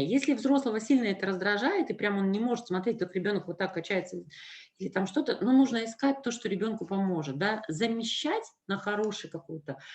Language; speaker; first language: Russian; native; Russian